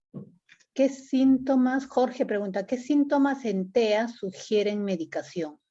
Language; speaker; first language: Spanish; native; Spanish